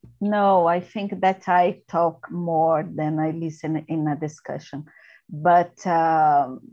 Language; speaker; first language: English; non-native, learner; Portuguese